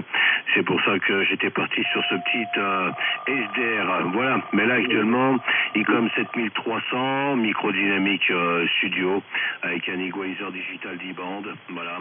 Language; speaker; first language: French; native; French